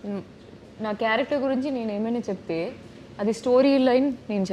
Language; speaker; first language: Telugu; non-native, learner; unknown